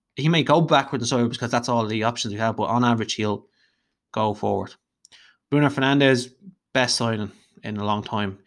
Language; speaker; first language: English; native; English